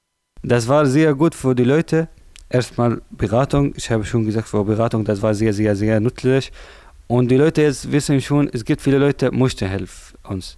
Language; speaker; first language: German; non-native, learner; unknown